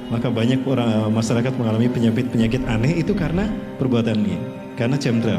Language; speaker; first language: Indonesian; native; Indonesian